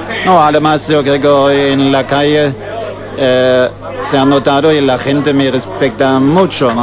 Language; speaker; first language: Spanish; non-native, fluent; German